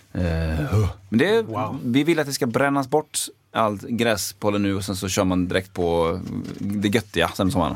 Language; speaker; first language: Swedish; native; Swedish